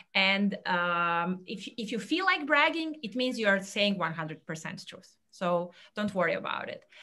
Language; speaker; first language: English; non-native, fluent; Serbian